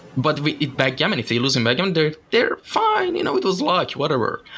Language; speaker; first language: English; non-native, fluent; Persian